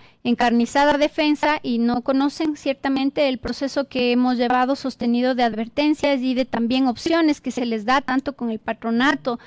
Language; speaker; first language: Spanish; native; Spanish